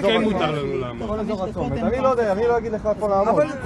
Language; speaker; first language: Hebrew; native; Hebrew